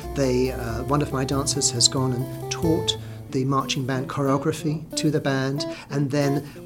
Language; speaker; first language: English; native; English